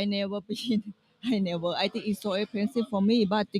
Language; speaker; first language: English; non-native, learner; Thai